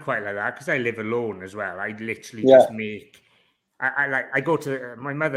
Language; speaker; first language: English; native; English